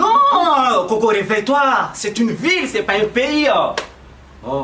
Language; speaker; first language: French; non-native, local second language; Bambara